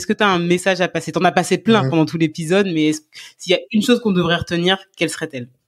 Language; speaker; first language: French; native; French